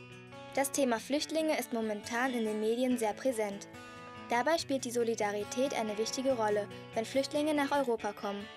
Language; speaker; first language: German; native; German